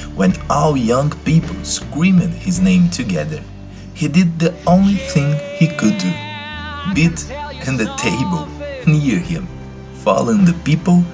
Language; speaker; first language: English; non-native, learner; Portuguese